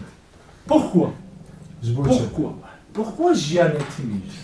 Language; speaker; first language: French; non-native, learner; Kurdish